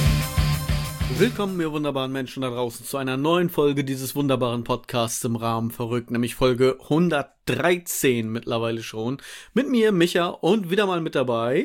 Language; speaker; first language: German; native; German